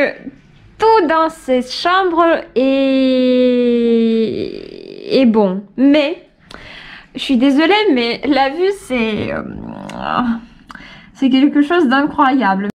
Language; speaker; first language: French; non-native, fluent; Russian